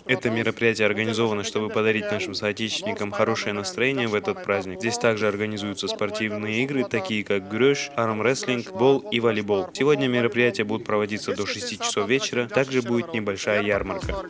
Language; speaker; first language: Russian; non-native, local second language; Kyrgyz